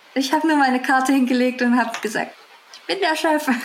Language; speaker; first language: German; early bilingual, other home language; Russian